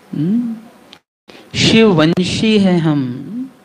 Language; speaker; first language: Hindi; native; Hindi